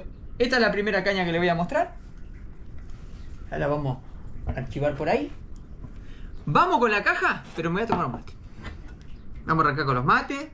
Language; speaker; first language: Spanish; native; Spanish